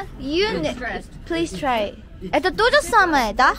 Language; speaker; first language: Russian; non-native, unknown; Korean